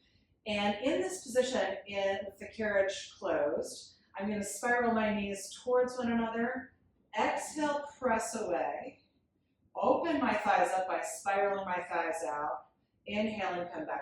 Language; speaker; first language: English; native; English